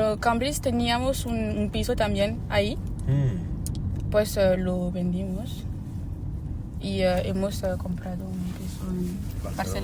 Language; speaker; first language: Spanish; non-native, learner; French